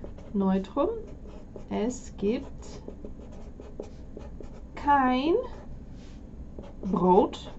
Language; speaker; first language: German; non-native, fluent; English